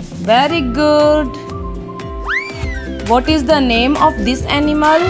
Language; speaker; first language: English; non-native, local second language; Hindi